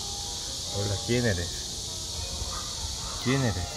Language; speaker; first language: Spanish; non-native, learner; Korean